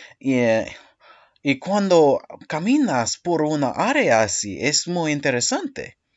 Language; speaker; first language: Spanish; non-native, learner; English